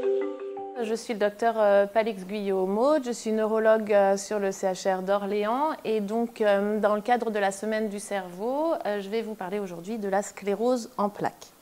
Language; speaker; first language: French; native; French